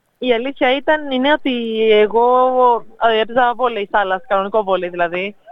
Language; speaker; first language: Greek; native; Greek